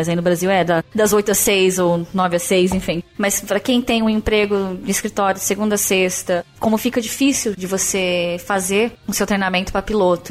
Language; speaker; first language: Portuguese; native; Portuguese